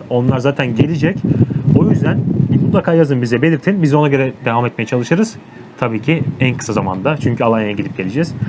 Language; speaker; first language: Turkish; native; Turkish